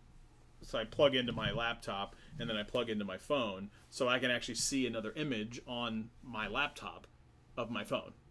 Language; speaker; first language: English; native; English